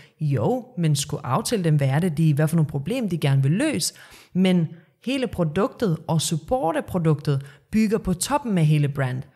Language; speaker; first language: Danish; non-native, fluent; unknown